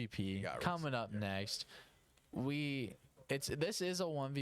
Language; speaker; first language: English; native; English